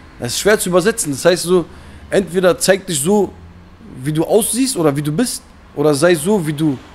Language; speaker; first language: German; early bilingual, other home language; Turkish